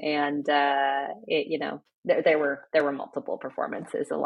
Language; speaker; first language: English; native; English